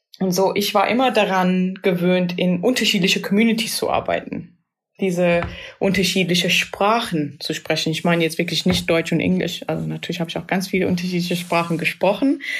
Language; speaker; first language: German; non-native, fluent; English